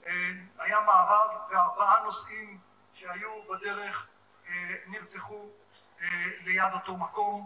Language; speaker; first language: Hebrew; native; Hebrew